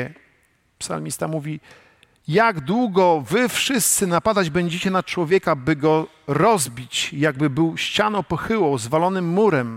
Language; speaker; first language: Polish; native; Polish